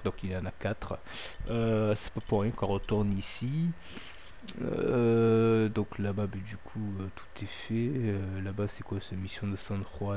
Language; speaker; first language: French; native; French